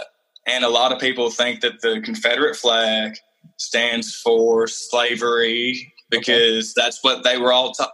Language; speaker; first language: English; native; English